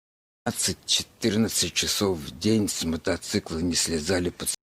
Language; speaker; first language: Russian; native; Russian